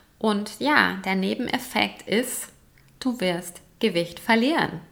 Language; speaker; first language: German; native; German